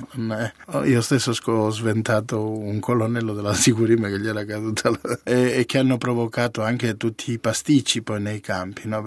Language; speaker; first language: Italian; native; Italian